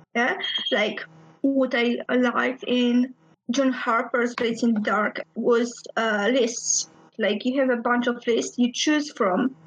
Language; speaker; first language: English; non-native, fluent; Polish